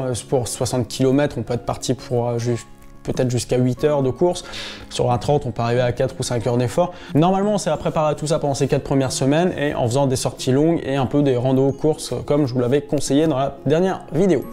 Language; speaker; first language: French; native; French